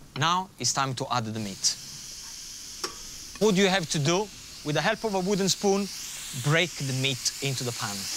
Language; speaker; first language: English; non-native, fluent; Italian